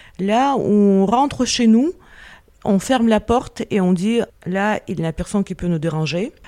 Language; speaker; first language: French; non-native, fluent; Russian